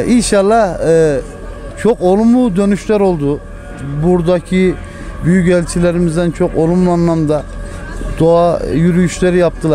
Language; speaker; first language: Turkish; native; Turkish